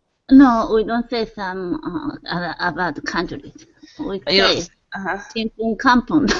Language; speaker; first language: English; non-native, learner; Japanese